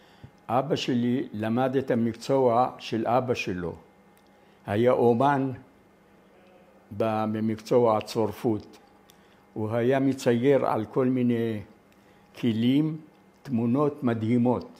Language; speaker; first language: Hebrew; non-native, fluent; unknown